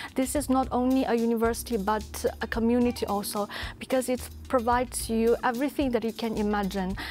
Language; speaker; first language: English; non-native, fluent; Chinese